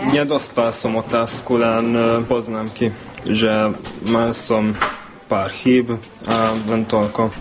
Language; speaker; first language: Slovak; non-native, local second language; Hungarian